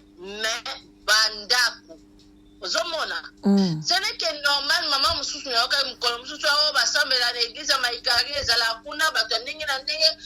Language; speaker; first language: Lingala; non-native, local second language; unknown